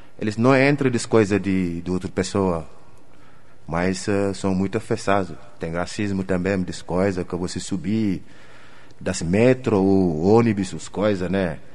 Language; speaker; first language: Portuguese; non-native, learner; Wolof